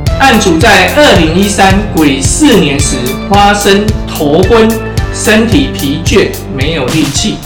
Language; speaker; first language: Chinese; native; Chinese